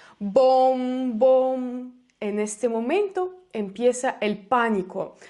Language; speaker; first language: Spanish; non-native, fluent; Russian